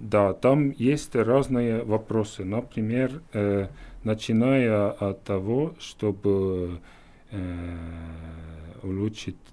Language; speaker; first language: Russian; non-native, fluent; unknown